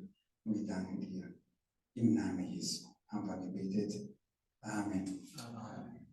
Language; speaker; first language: German; non-native, learner; Rundi